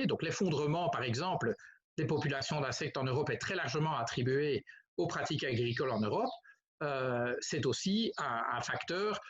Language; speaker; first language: French; native; French